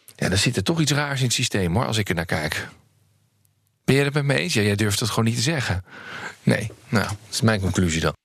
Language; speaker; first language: Dutch; native; Dutch